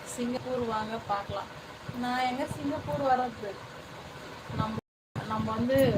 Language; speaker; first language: Tamil; non-native, local second language; Telugu